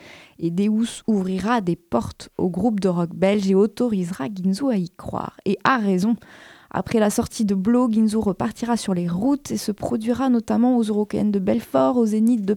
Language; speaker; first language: French; native; French